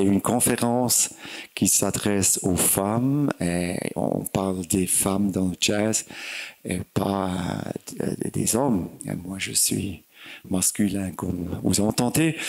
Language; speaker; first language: French; non-native, fluent; German